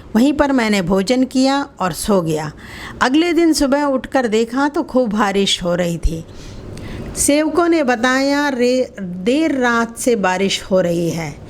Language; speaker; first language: Hindi; non-native, local second language; Telugu